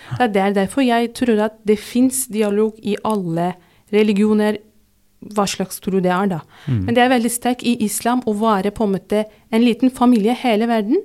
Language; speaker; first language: Norwegian; non-native, fluent; Turkish